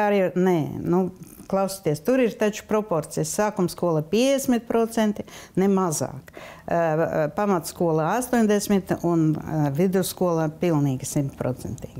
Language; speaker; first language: Latvian; non-native, local second language; Russian